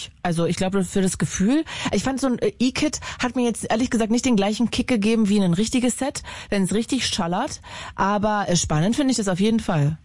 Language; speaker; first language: German; native; German